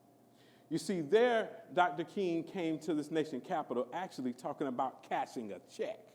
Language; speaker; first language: English; native; English